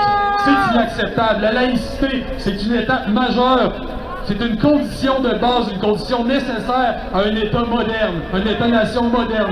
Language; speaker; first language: French; native; French